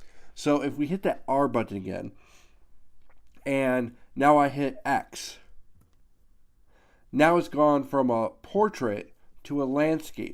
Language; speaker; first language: English; native; English